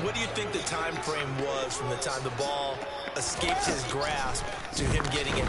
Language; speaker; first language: English; native; English